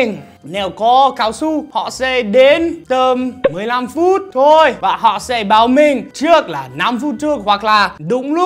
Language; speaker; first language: Vietnamese; non-native, fluent; English